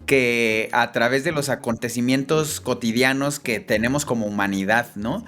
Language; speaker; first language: Spanish; native; Spanish